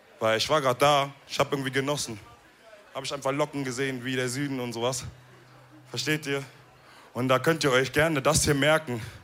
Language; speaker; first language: German; early bilingual, other home language; Wolof